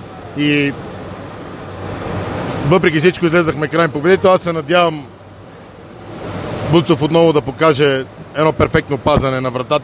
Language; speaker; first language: Bulgarian; native; Bulgarian